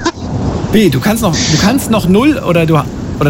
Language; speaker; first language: German; native; German